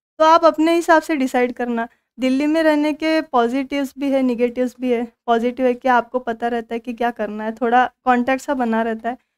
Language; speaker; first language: Hindi; non-native, local second language; Marathi